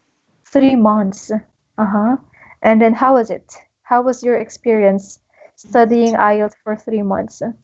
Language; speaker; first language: English; non-native, local second language; Filipino